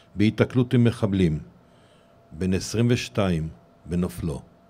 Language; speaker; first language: Hebrew; native; Hebrew